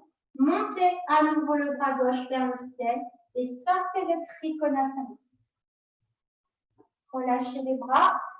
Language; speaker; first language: French; native; French